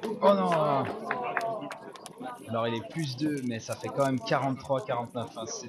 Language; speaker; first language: French; native; French